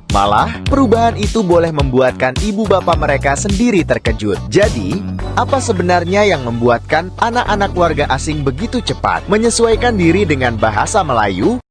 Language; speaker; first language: Malay; native; Malay